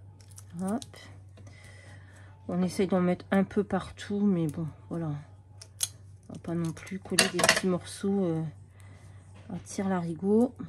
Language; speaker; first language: French; native; French